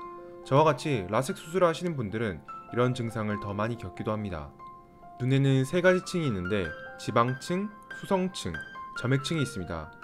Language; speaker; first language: Korean; native; Korean